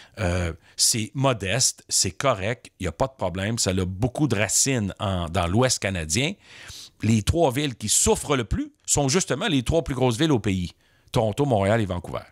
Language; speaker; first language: French; native; French